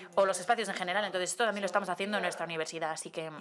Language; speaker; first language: Spanish; non-native, fluent; Slovenian